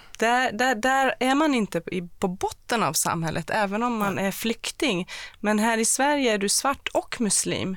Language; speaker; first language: Swedish; early bilingual, other home language; Persian